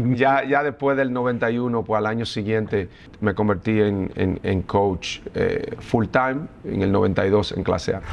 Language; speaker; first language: Spanish; native; Spanish